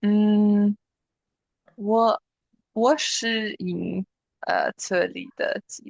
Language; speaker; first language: Chinese; non-native, learner; English